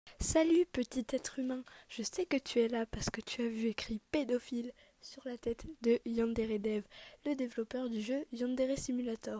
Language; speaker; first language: French; native; French